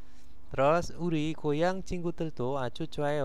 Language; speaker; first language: Korean; non-native, fluent; Indonesian